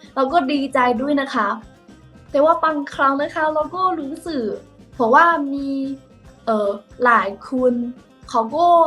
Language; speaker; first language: Thai; non-native, fluent; Chinese